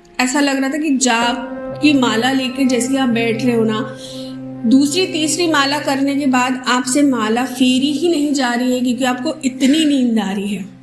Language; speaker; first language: Hindi; non-native, local second language; Bangla